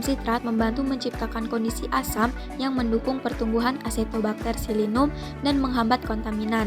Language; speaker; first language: Indonesian; native; Indonesian